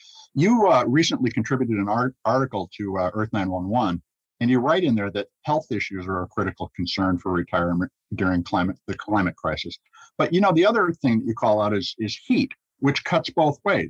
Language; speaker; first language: English; native; English